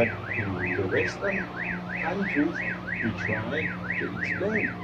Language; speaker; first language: English; non-native, fluent; German